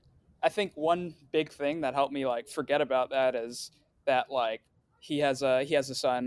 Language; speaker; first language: English; early bilingual, other home language; Swahili